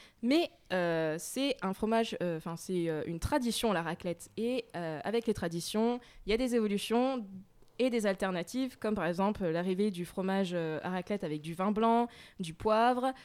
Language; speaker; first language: French; native; French